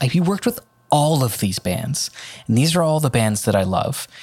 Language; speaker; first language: English; native; English